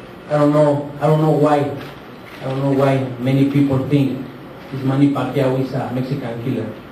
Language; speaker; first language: English; non-native, learner; Spanish